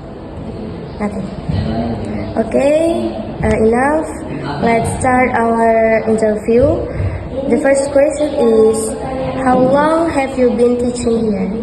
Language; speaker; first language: English; non-native, learner; Indonesian